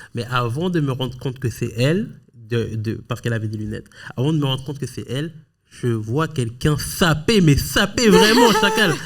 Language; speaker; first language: French; native; French